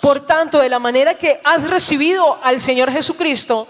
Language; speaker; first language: Spanish; native; Spanish